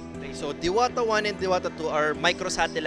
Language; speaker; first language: English; non-native, local second language; Filipino